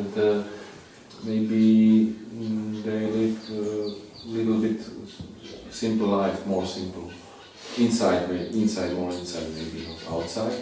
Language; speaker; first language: English; non-native, learner; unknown